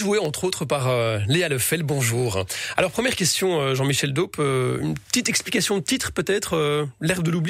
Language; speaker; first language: French; native; French